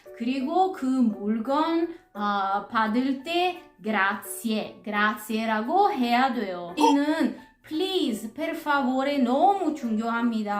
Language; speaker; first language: Korean; non-native, learner; Italian